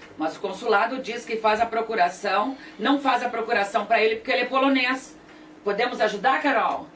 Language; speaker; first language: Portuguese; native; Portuguese